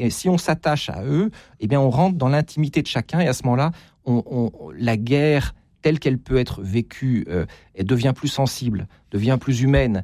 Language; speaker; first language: French; native; French